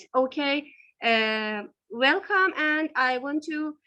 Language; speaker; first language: English; non-native, learner; Persian